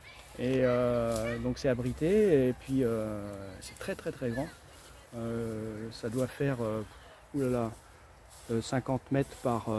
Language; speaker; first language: French; native; French